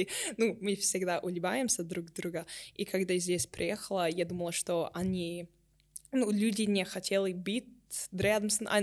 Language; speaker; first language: Russian; non-native, learner; English